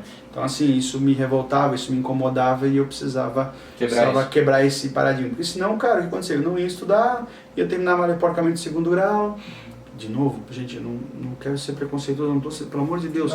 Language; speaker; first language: Portuguese; native; Portuguese